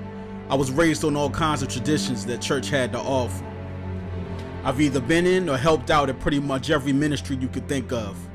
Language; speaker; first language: English; native; English